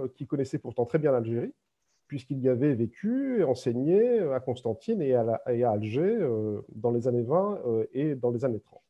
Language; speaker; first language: French; native; French